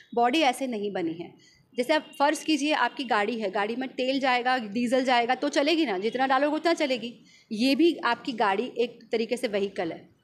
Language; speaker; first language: Hindi; native; Hindi